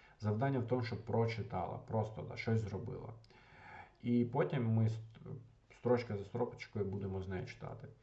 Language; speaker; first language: Ukrainian; non-native, local second language; Russian